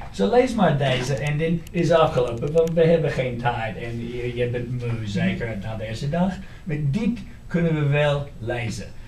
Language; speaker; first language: Dutch; non-native, fluent; English